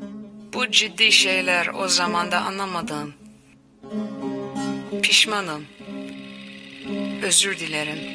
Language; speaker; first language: Turkish; non-native, learner; Armenian